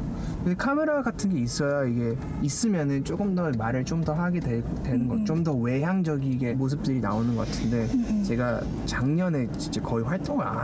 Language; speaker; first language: Korean; early bilingual, heritage; Korean